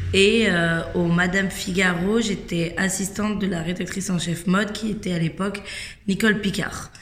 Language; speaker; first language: French; native; French